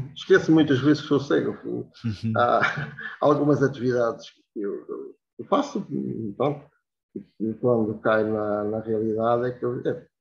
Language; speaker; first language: Portuguese; native; Portuguese